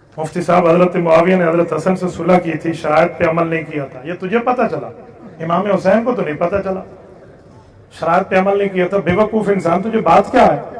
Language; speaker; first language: Urdu; non-native, local second language; Saraiki